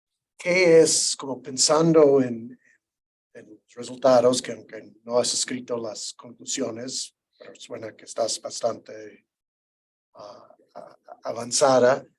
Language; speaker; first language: Spanish; non-native, fluent; English